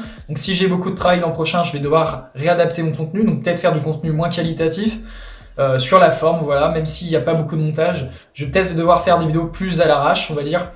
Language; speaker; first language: French; native; French